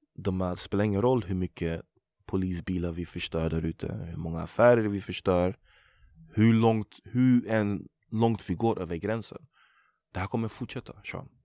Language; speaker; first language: Swedish; early bilingual, other home language; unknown